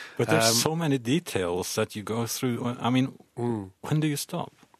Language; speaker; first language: English; non-native, fluent; Norwegian